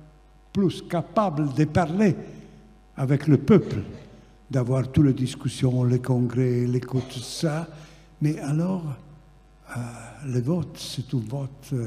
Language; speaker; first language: French; non-native, fluent; Italian